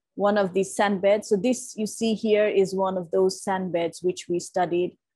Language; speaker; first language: English; non-native, local second language; Bangla